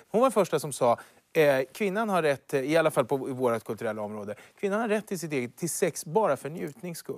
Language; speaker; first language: Swedish; native; Swedish